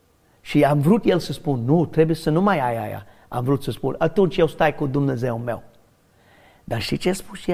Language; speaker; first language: Romanian; non-native, learner; English